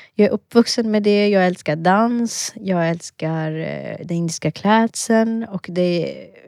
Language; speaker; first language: Swedish; early bilingual, other home language; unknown